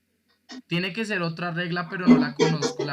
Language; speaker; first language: Spanish; native; Spanish